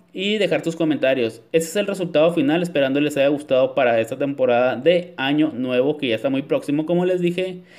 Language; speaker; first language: Spanish; native; Spanish